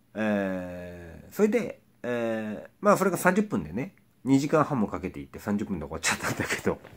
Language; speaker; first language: Japanese; native; Japanese